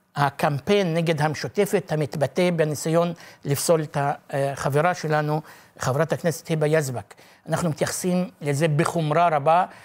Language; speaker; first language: Hebrew; non-native, local second language; Arabic